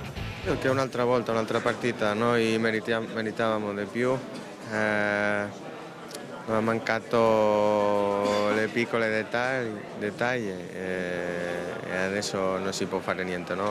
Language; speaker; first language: Italian; non-native, fluent; Spanish